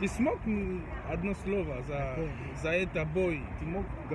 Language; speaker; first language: Russian; non-native, learner; Lingala